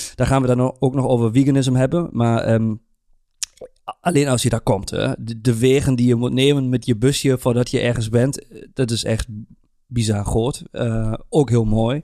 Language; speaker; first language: Dutch; non-native, fluent; German